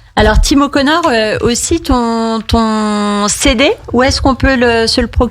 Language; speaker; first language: French; native; French